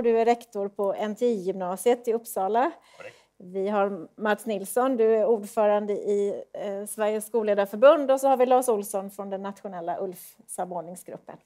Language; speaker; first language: Swedish; native; Swedish